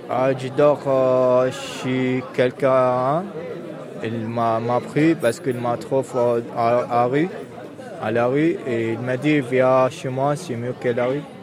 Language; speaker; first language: French; non-native, learner; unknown